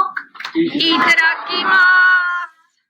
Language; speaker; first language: Japanese; non-native, fluent; English